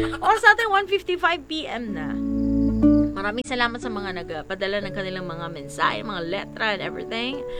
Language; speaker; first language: Filipino; non-native, local second language; Waray